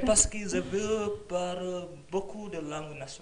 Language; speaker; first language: French; non-native, learner; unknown